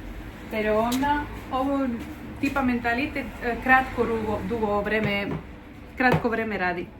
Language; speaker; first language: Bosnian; non-native, learner; Spanish